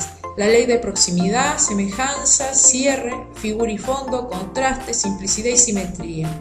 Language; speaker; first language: Spanish; native; Spanish